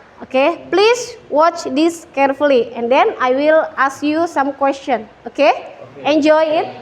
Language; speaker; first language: English; non-native, fluent; Indonesian